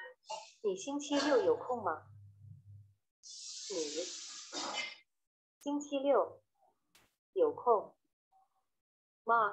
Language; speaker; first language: Chinese; non-native, learner; Vietnamese